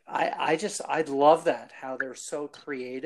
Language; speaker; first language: English; native; English